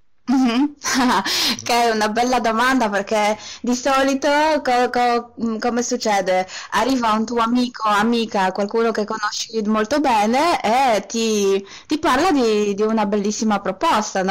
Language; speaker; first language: Italian; non-native, fluent; Polish